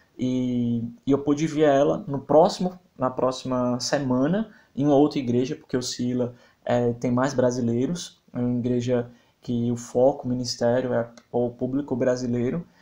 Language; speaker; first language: Portuguese; native; Portuguese